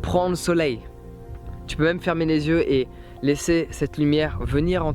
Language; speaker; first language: French; native; French